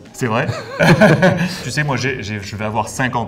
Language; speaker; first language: French; native; French